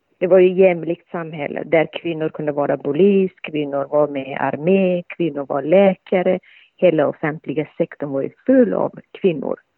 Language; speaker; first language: Swedish; non-native, fluent; Somali